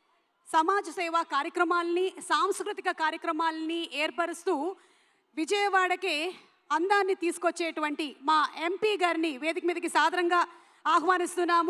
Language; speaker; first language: Telugu; native; Telugu